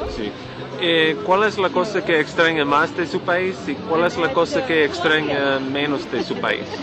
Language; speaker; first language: Spanish; non-native, learner; English